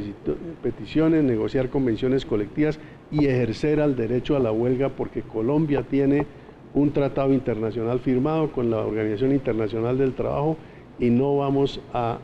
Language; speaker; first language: Spanish; native; Spanish